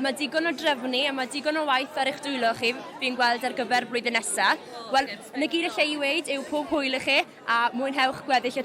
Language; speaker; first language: Welsh; native; Welsh